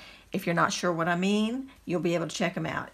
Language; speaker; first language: English; native; English